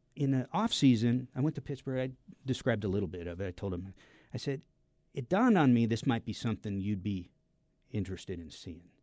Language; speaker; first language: English; native; English